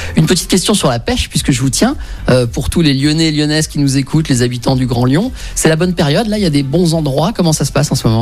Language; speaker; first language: French; native; French